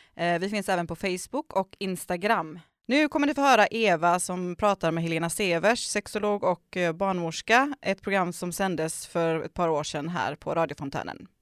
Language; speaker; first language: Swedish; native; Swedish